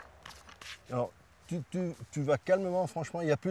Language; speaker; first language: French; native; French